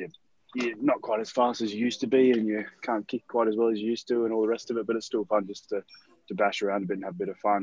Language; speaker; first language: English; native; English